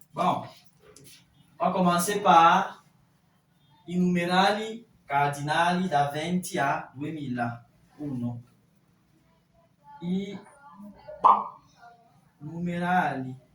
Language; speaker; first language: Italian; non-native, fluent; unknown